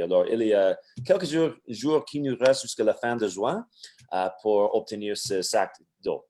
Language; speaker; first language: French; non-native, fluent; English